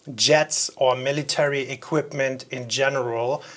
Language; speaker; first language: English; non-native, fluent; German